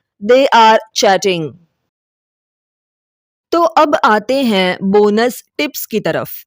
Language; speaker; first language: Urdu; non-native, local second language; Marathi